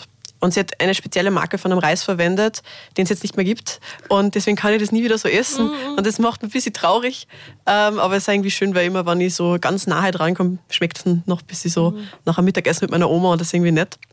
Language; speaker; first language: German; native; German